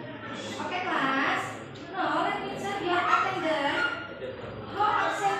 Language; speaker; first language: English; non-native, learner; Indonesian